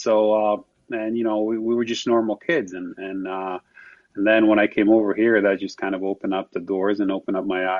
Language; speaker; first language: English; non-native, fluent; Slovak